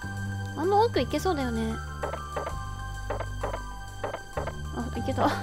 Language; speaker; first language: Japanese; native; Japanese